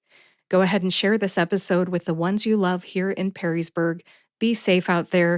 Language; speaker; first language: English; native; English